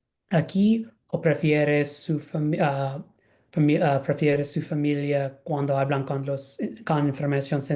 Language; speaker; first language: Spanish; non-native, learner; English